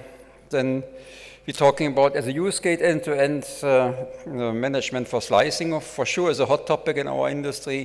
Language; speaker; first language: English; non-native, fluent; German